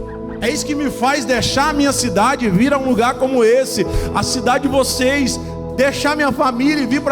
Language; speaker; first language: Portuguese; native; Portuguese